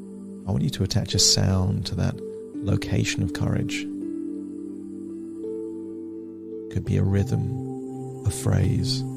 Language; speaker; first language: English; native; English